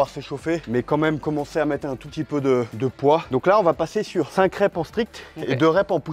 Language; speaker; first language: French; native; French